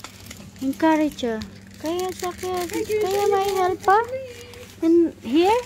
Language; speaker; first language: Dutch; non-native, learner; Filipino